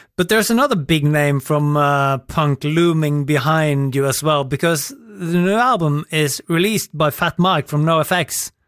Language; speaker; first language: English; non-native, fluent; Norwegian